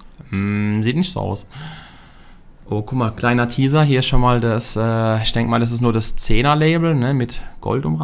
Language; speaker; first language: German; native; German